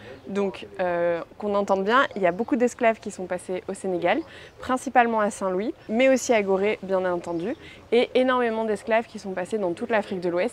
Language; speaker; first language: French; native; French